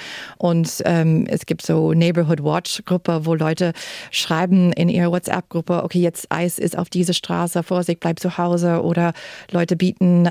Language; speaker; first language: German; non-native, fluent; English